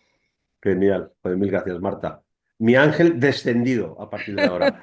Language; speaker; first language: Spanish; native; Spanish